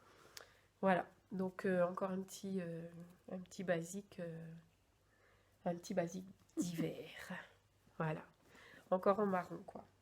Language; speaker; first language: French; native; French